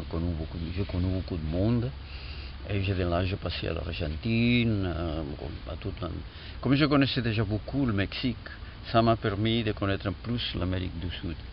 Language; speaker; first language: French; non-native, fluent; Catalan